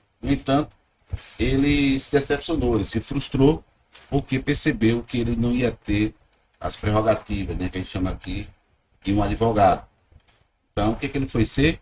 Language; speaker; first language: Portuguese; native; Portuguese